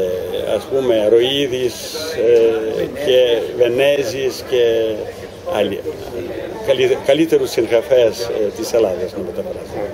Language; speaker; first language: Greek; non-native, learner; Ukrainian